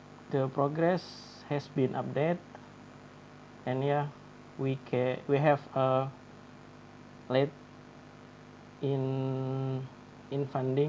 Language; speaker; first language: English; non-native, learner; Indonesian